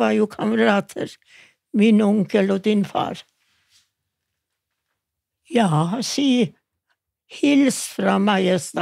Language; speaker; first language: Norwegian; non-native, fluent; Yiddish